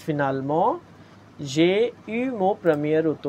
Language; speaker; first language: French; non-native, fluent; Hindi